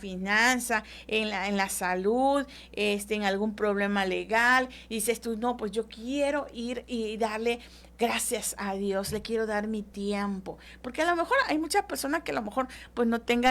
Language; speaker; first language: Spanish; native; Spanish